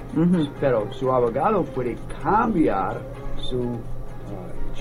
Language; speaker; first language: Spanish; non-native, learner; English